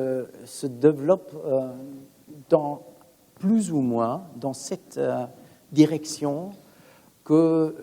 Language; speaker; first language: French; non-native, fluent; German